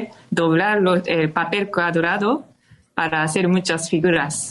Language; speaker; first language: Spanish; non-native, fluent; Japanese